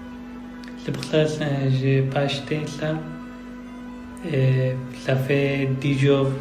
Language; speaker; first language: French; non-native, learner; Persian